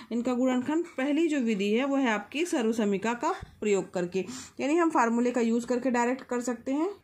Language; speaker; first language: Hindi; native; Hindi